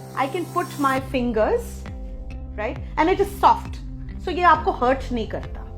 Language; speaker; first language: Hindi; non-native, local second language; Bangla